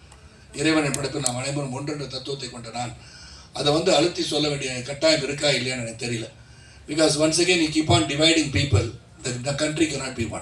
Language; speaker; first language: Tamil; native; Tamil